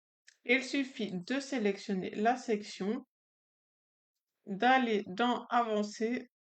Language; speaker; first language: French; native; French